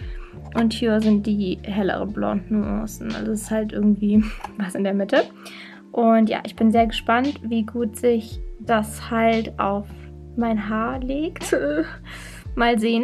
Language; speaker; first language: German; native; German